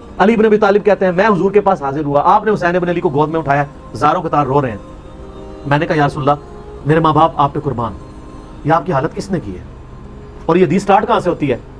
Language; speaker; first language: Urdu; non-native, local second language; Punjabi